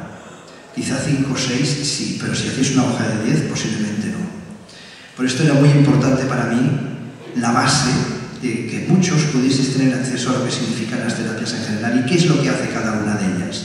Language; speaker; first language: Spanish; native; Spanish